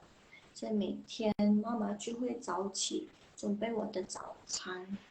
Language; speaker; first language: Chinese; non-native, fluent; Indonesian